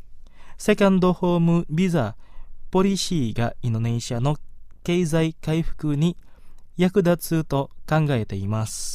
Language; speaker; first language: Japanese; non-native, fluent; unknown